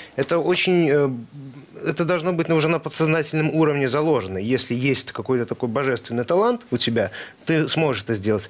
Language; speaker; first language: Russian; native; Russian